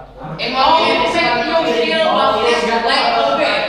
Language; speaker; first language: English; non-native, learner; Indonesian